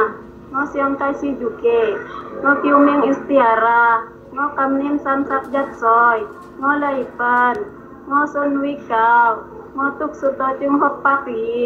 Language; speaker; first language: Chinese; non-native, learner; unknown